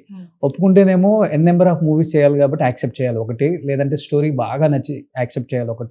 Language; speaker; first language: Telugu; native; Telugu